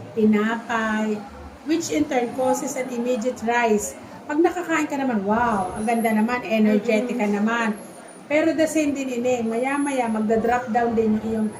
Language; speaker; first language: Filipino; native; Filipino